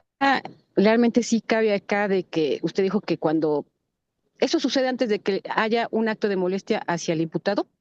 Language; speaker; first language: Spanish; native; Spanish